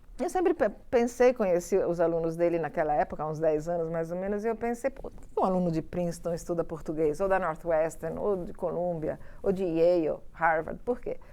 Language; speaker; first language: Portuguese; early bilingual, other home language; Italian